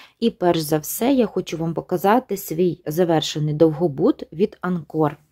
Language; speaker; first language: Ukrainian; non-native, local second language; Russian